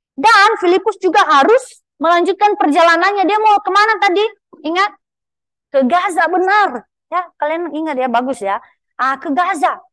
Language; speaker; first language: Indonesian; native; Indonesian